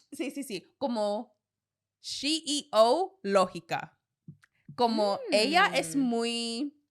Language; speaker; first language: Spanish; non-native, learner; English